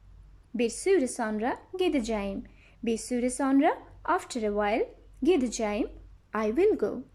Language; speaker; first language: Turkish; non-native, fluent; Bangla